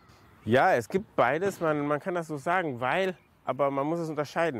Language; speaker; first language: German; native; German